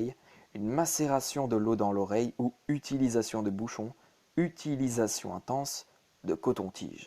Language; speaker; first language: French; native; French